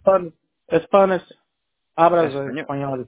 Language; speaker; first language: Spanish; non-native, learner; Portuguese